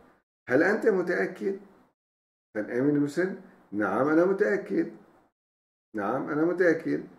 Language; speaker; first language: Arabic; non-native, fluent; Turkish